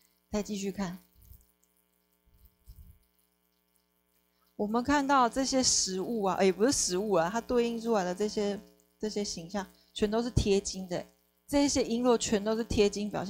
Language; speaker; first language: Chinese; native; Chinese